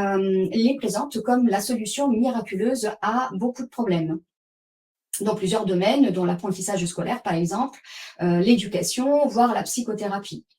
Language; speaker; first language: French; native; French